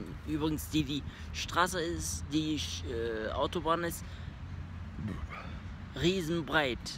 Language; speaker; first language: German; early bilingual, other home language; Turkish